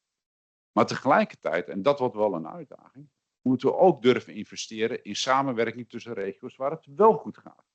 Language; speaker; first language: Dutch; native; Dutch